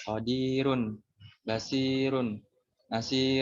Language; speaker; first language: Arabic; non-native, learner; Indonesian